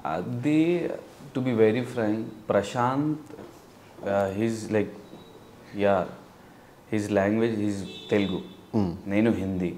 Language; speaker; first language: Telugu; non-native, learner; Hindi